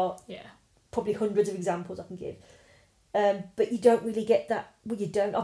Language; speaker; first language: English; native; English